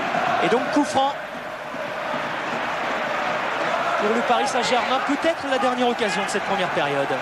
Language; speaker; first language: French; native; French